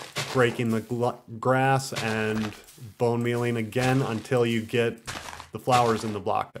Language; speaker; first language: English; native; English